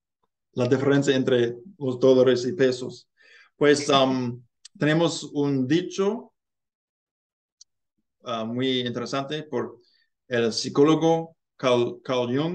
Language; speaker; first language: Spanish; non-native, learner; English